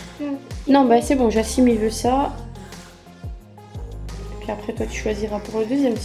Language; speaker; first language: French; native; French